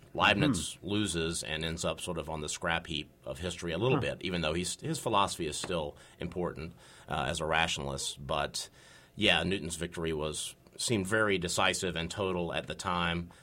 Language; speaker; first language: English; native; English